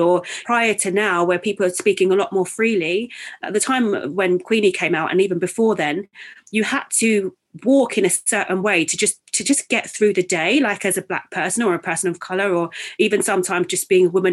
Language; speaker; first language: English; native; English